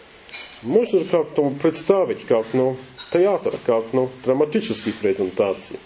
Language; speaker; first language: Russian; non-native, learner; English